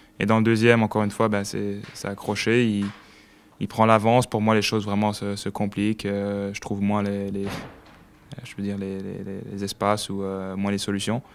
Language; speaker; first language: French; native; French